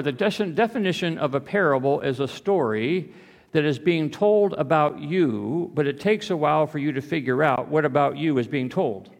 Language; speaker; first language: English; native; English